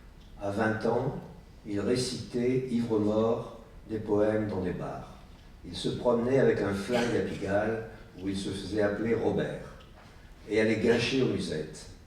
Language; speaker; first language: French; native; French